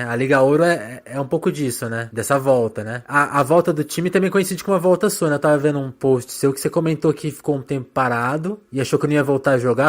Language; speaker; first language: Portuguese; native; Portuguese